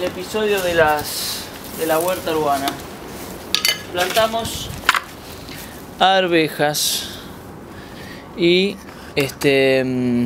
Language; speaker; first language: Spanish; native; Spanish